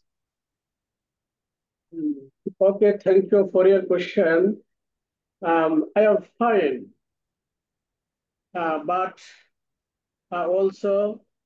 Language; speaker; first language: English; non-native, learner; Bangla